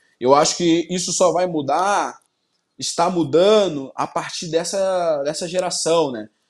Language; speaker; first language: Portuguese; native; Portuguese